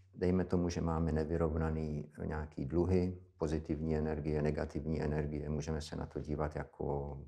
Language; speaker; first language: Czech; native; Czech